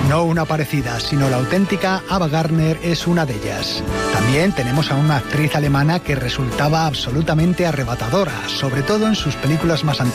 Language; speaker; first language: Spanish; native; Spanish